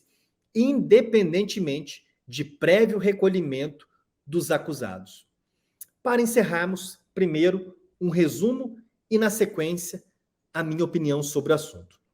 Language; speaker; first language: Portuguese; native; Portuguese